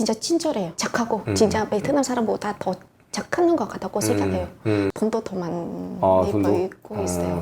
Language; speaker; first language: Korean; non-native, learner; Vietnamese